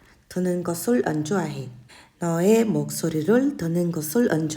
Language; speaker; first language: Korean; non-native, fluent; Portuguese